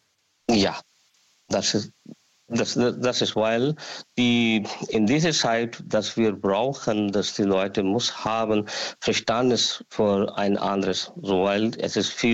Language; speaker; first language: German; non-native, learner; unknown